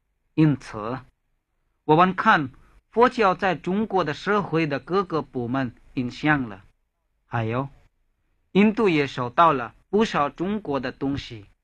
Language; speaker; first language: Chinese; non-native, fluent; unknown